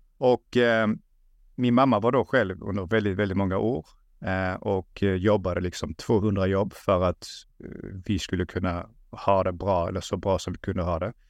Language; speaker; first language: Swedish; early bilingual, other home language; Russian